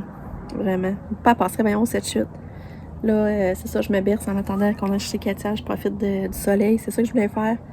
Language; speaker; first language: French; native; French